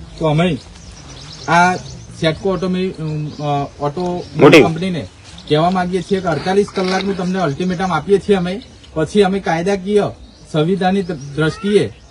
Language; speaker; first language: Gujarati; native; Gujarati